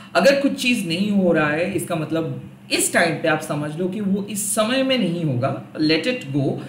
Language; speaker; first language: Hindi; non-native, local second language; Bangla